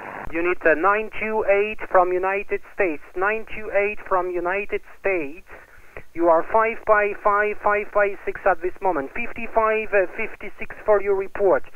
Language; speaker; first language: English; non-native, fluent; French